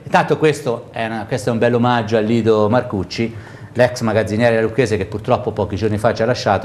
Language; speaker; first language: Italian; native; Italian